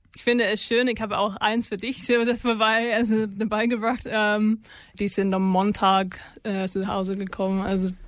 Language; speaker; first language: German; non-native, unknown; English